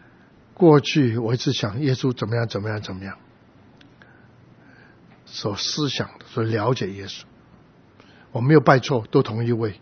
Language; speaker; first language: Chinese; native; Chinese